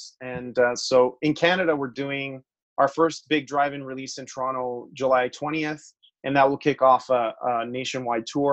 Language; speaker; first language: English; native; English